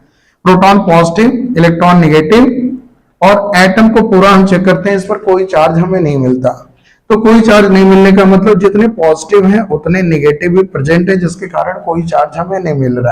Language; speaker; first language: Hindi; native; Hindi